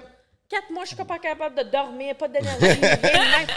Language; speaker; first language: French; non-native, local second language; English